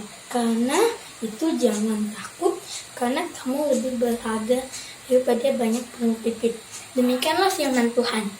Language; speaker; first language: Indonesian; native; Indonesian